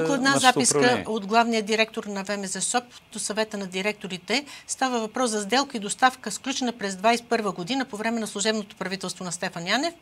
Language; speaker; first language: Bulgarian; native; Bulgarian